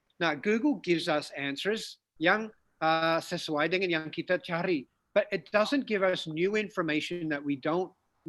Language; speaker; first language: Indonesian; non-native, fluent; English